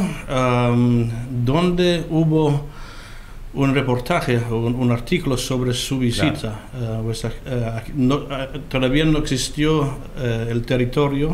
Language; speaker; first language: Spanish; non-native, fluent; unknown